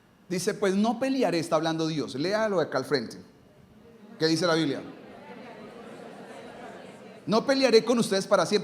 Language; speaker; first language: Spanish; native; Spanish